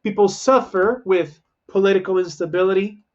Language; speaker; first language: English; non-native, fluent; Portuguese